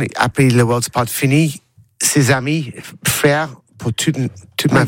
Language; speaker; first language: French; non-native, learner; English